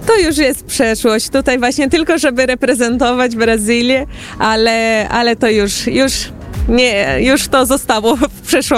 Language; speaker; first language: Polish; early bilingual, heritage; Portuguese